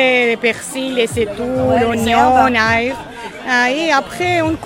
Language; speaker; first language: French; non-native, learner; Georgian